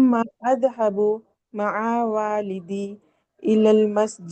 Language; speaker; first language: Arabic; non-native, learner; Urdu